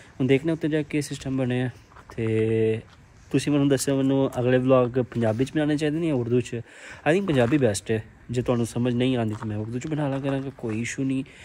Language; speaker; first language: Punjabi; non-native, local second language; Urdu